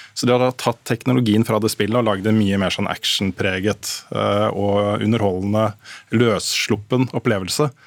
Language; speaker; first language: Norwegian; native; Norwegian